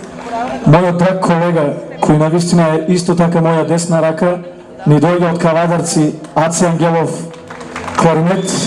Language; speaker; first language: Macedonian; native; Macedonian